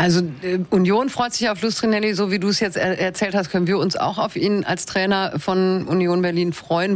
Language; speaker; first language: German; native; German